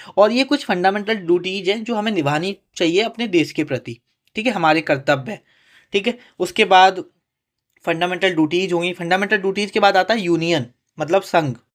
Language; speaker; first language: Hindi; native; Hindi